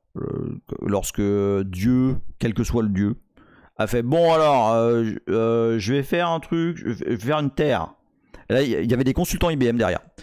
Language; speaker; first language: French; native; French